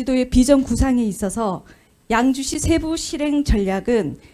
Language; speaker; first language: Korean; native; Korean